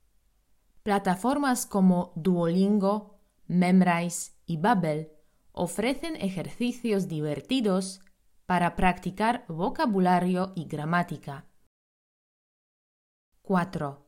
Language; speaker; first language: Spanish; non-native, fluent; Polish